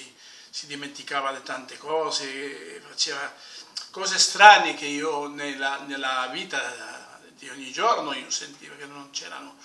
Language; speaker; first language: Italian; non-native, fluent; Spanish